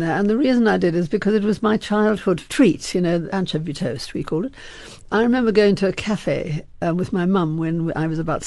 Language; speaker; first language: English; native; English